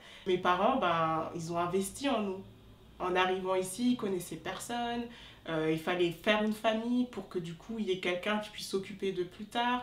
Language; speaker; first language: French; early bilingual, other home language; Wolof